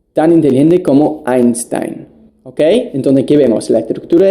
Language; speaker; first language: Spanish; non-native, fluent; English